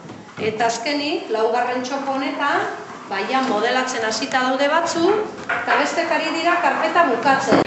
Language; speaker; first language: Basque; native; Basque